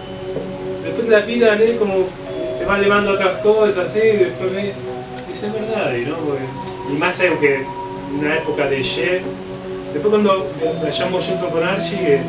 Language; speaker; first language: Portuguese; non-native, fluent; Spanish